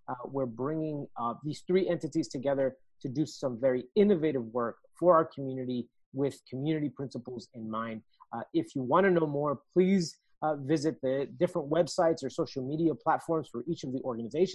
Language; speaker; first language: English; early bilingual, other home language; Spanish